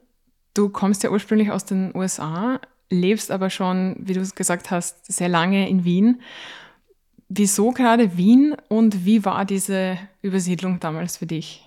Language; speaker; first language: German; native; German